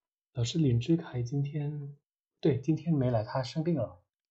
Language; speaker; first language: Chinese; non-native, learner; Indonesian